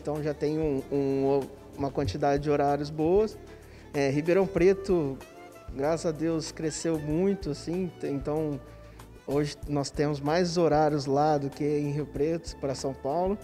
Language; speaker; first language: Portuguese; native; Portuguese